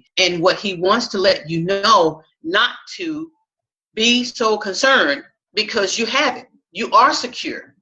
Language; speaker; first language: English; native; English